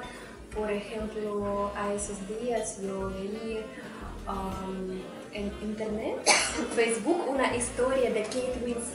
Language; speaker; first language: Spanish; non-native, fluent; Russian